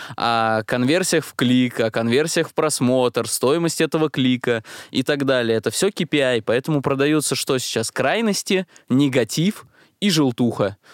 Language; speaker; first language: Russian; native; Russian